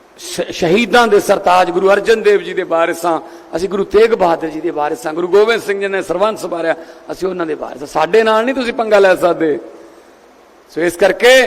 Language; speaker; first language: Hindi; non-native, local second language; Punjabi